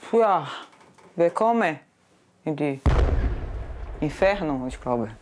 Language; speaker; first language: German; non-native, learner; Portuguese